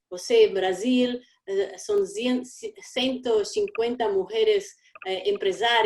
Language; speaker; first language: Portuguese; non-native, learner; Spanish